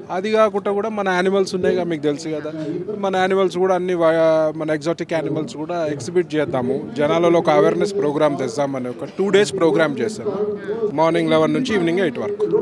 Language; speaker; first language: Telugu; native; Telugu